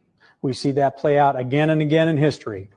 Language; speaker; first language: English; native; English